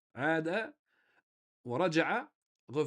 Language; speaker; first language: Arabic; non-native, fluent; French